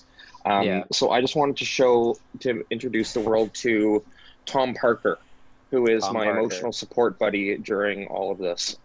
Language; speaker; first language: English; native; English